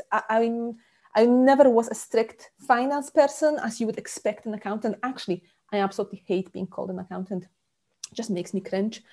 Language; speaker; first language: English; non-native, fluent; Polish